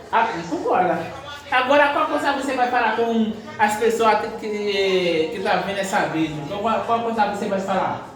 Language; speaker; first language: Portuguese; non-native, learner; Haitian Creole